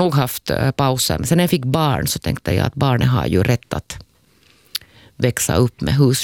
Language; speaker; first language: Swedish; native; Swedish